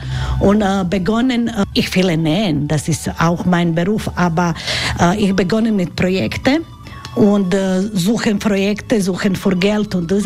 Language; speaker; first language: German; non-native, learner; Croatian